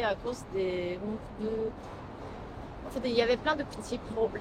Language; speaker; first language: French; non-native, fluent; Japanese